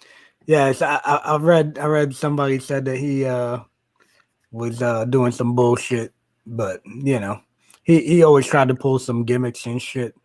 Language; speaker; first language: English; native; English